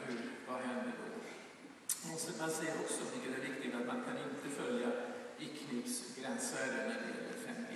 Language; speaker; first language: Swedish; native; Swedish